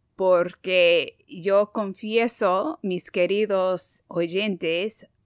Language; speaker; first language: Spanish; non-native, fluent; English